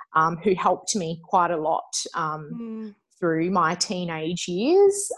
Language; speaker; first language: English; native; English